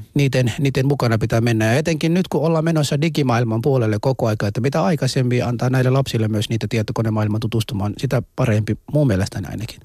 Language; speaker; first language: Finnish; non-native, fluent; Somali